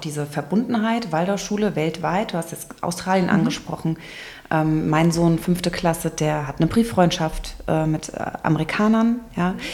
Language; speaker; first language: German; native; German